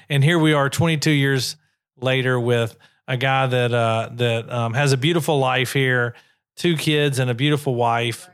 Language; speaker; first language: English; native; English